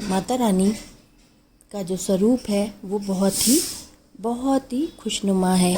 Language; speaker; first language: Hindi; native; Hindi